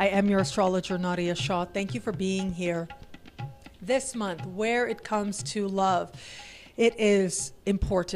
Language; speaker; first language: English; native; English